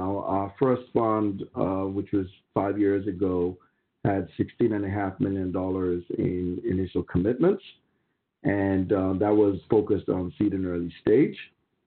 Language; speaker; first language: English; non-native, local second language; Yoruba